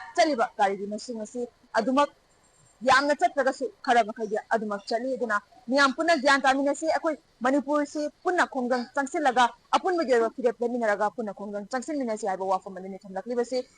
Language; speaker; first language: Manipuri; native; Manipuri